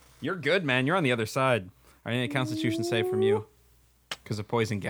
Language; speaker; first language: English; native; English